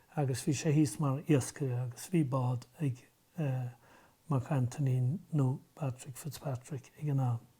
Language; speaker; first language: Irish; native; Irish